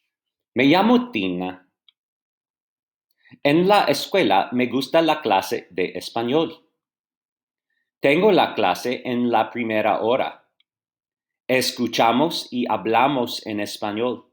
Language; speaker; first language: Spanish; non-native, fluent; English